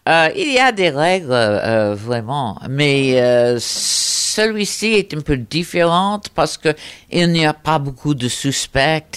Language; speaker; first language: French; non-native, fluent; English